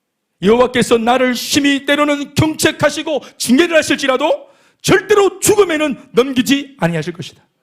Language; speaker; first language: Korean; native; Korean